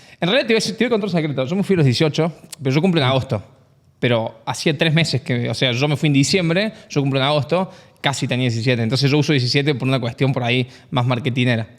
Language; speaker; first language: Spanish; native; Spanish